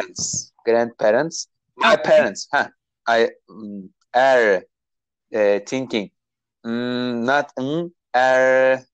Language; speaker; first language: English; non-native, learner; Turkish